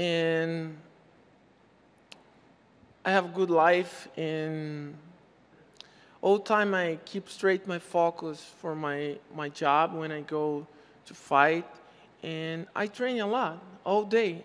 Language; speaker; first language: English; non-native, learner; Portuguese